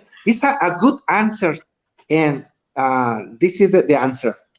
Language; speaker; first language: English; non-native, learner; Spanish